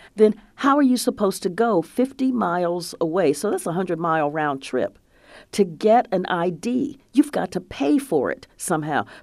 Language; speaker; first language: English; native; English